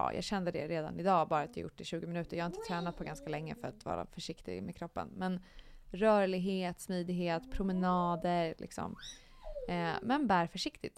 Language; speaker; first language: Swedish; native; Swedish